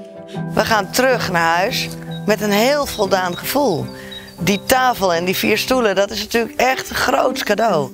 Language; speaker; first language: Dutch; native; Dutch